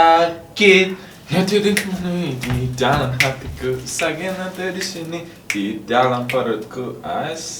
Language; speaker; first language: Indonesian; non-native, learner; English